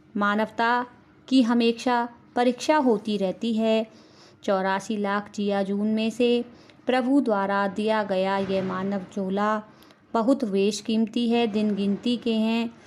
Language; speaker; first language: Hindi; native; Hindi